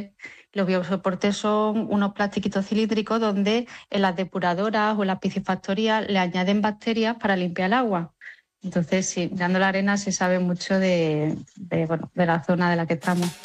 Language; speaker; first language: Spanish; native; Spanish